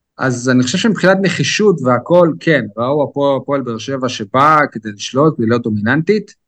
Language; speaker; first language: Hebrew; native; Hebrew